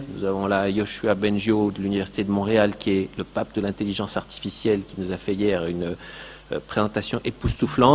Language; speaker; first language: French; native; French